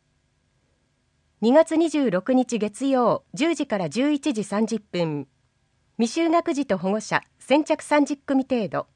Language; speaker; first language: Japanese; native; Japanese